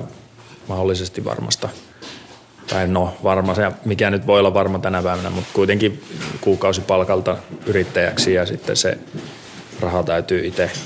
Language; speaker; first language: Finnish; native; Finnish